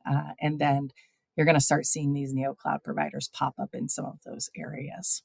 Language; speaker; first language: English; native; English